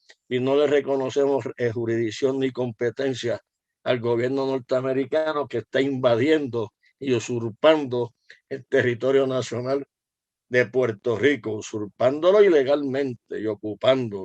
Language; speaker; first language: Spanish; native; Spanish